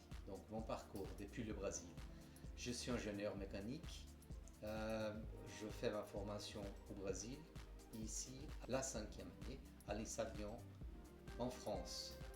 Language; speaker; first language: French; non-native, fluent; Portuguese